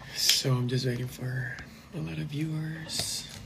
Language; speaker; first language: English; non-native, local second language; Filipino